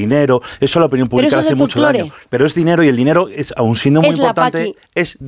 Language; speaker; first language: Spanish; native; Spanish